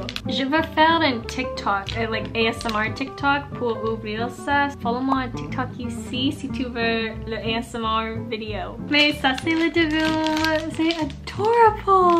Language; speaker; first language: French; non-native, local second language; English